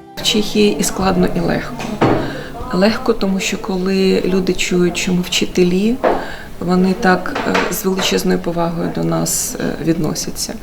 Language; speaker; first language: Ukrainian; native; Ukrainian